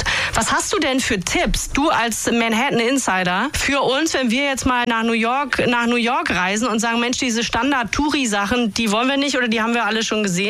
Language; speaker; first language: German; native; German